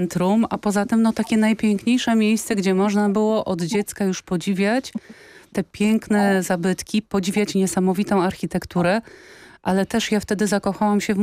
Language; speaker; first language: Polish; native; Polish